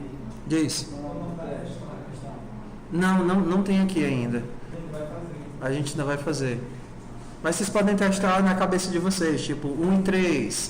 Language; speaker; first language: Portuguese; native; Portuguese